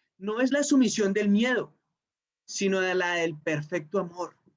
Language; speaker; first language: Spanish; native; Spanish